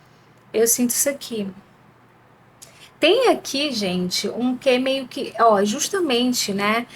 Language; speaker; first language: Portuguese; native; Portuguese